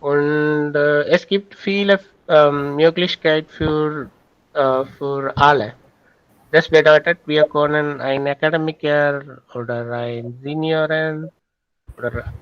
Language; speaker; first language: German; non-native, learner; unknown